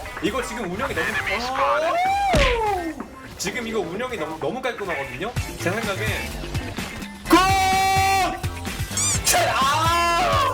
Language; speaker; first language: Korean; native; Korean